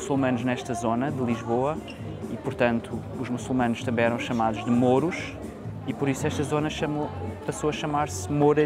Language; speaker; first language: Portuguese; native; Portuguese